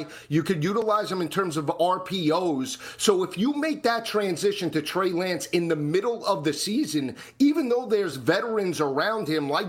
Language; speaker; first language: English; native; English